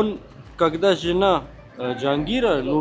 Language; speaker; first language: Russian; non-native, fluent; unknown